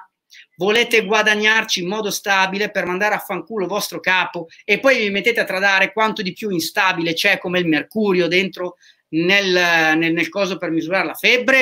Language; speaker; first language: Italian; native; Italian